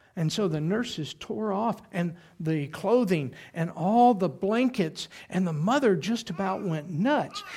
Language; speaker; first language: English; native; English